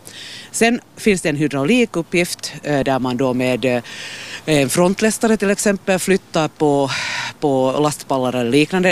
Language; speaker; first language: Swedish; native; Swedish